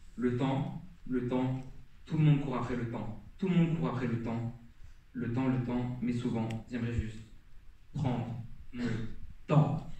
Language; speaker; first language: French; native; French